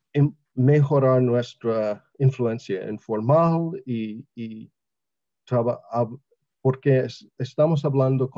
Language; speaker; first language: Spanish; non-native, learner; English